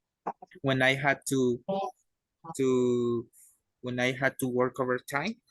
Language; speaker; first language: English; non-native, learner; Spanish